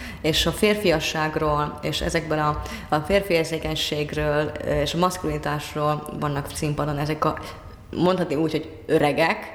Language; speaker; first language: Hungarian; non-native, fluent; Finnish